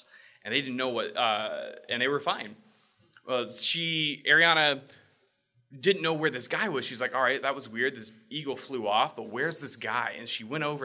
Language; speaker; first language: English; native; English